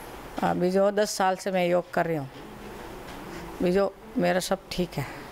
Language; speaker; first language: Hindi; non-native, local second language; Marwari